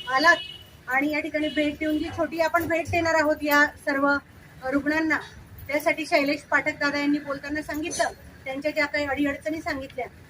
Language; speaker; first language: Marathi; native; Marathi